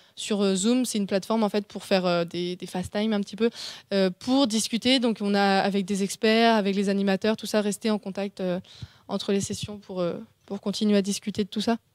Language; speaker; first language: French; native; French